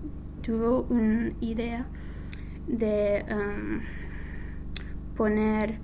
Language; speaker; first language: Spanish; non-native, learner; English